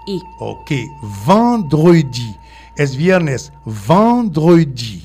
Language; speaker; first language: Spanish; non-native, fluent; French